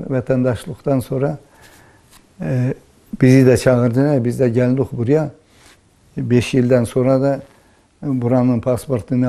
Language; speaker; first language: Turkish; early bilingual, heritage; Turkish